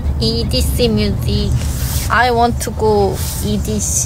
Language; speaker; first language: English; non-native, learner; Korean